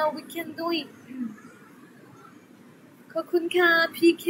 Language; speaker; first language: English; non-native, learner; Chinese